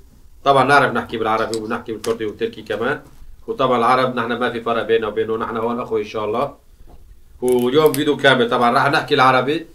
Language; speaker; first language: Arabic; non-native, local second language; Kurdish